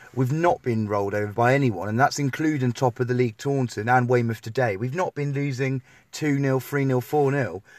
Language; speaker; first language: English; native; English